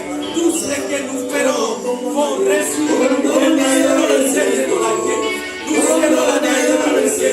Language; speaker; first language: French; non-native, local second language; Lingala